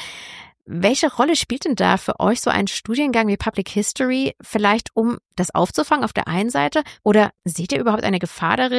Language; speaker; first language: German; native; German